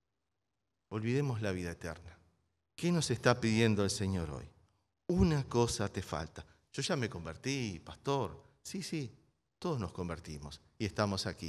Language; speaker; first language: Spanish; native; Spanish